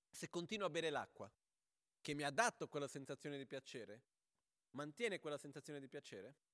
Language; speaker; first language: Italian; non-native, fluent; Portuguese